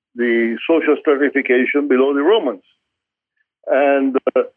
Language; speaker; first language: English; non-native, fluent; Spanish